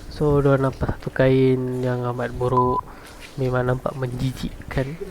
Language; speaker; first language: Malay; non-native, local second language; Tamil